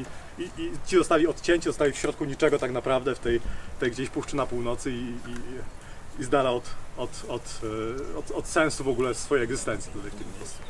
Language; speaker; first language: Polish; native; Polish